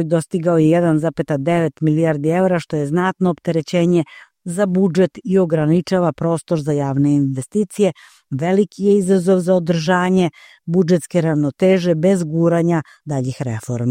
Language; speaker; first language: Croatian; native; Croatian